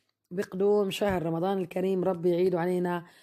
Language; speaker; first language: Arabic; native; Arabic